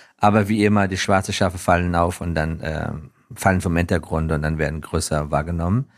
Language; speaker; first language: German; non-native, fluent; Persian